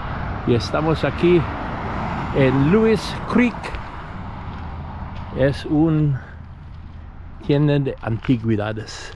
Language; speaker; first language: Spanish; non-native, fluent; English